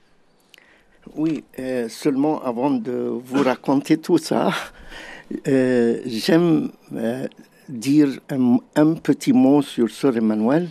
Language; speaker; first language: French; non-native, fluent; Arabic